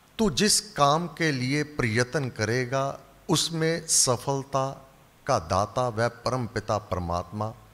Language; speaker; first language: Hindi; native; Hindi